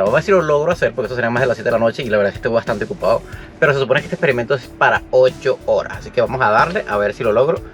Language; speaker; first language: Spanish; native; Spanish